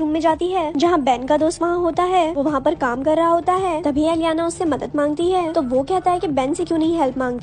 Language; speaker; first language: Hindi; native; Hindi